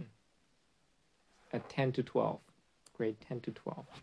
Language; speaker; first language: English; non-native, fluent; Chinese